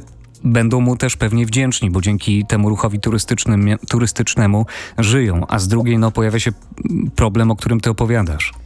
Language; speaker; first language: Polish; native; Polish